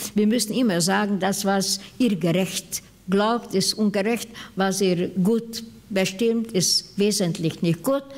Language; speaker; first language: German; non-native, fluent; Hungarian